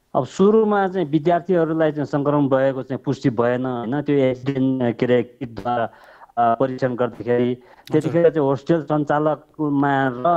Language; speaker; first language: Nepali; non-native, local second language; Tibetan